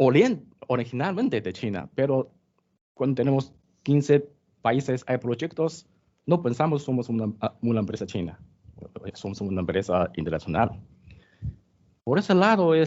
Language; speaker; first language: Spanish; non-native, learner; Chinese